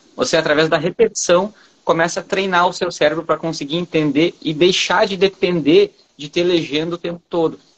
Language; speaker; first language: Portuguese; native; Portuguese